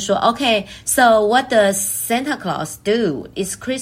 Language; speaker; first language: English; non-native, fluent; Chinese